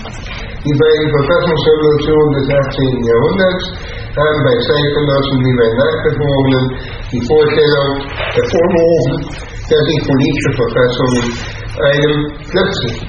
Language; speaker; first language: German; native; German